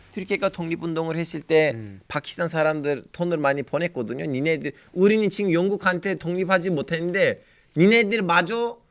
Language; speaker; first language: Korean; non-native, fluent; Turkish